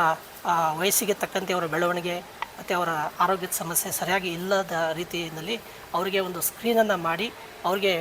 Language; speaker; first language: Kannada; native; Kannada